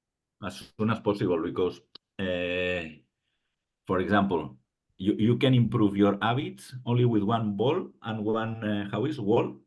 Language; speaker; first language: English; non-native, fluent; Spanish